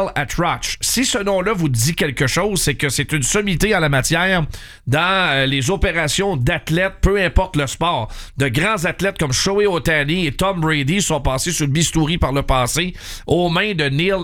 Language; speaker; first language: French; native; French